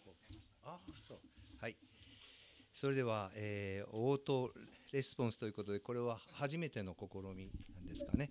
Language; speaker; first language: Japanese; native; Japanese